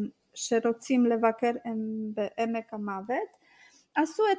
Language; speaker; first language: Hebrew; non-native, fluent; Russian